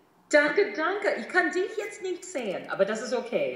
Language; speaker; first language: German; non-native, fluent; English